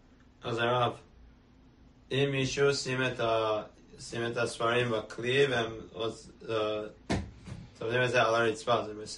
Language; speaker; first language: Hebrew; non-native, learner; English